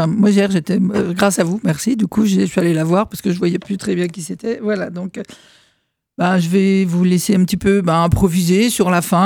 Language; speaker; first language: French; native; French